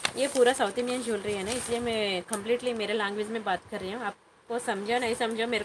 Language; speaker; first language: Hindi; non-native, local second language; Telugu